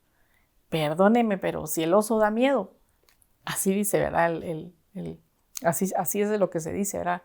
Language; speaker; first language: Spanish; native; Spanish